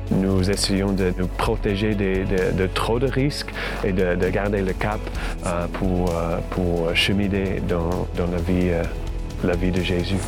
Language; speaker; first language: French; non-native, fluent; English